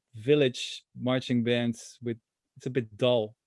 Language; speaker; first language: English; non-native, fluent; Dutch